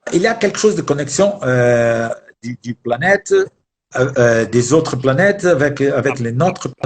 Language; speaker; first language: French; non-native, fluent; Portuguese